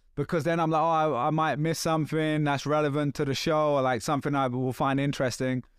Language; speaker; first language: English; native; English